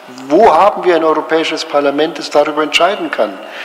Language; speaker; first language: German; native; German